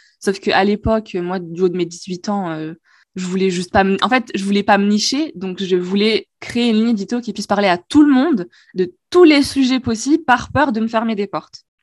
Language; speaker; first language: French; non-native, local second language; Arabic